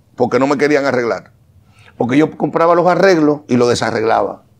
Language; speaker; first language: Spanish; native; Spanish